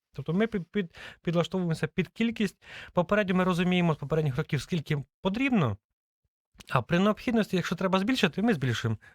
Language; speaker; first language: Ukrainian; native; Ukrainian